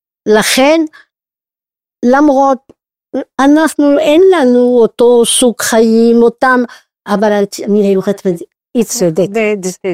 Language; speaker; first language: Hebrew; non-native, fluent; French